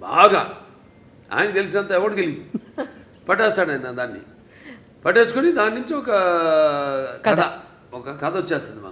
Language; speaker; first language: Telugu; native; Telugu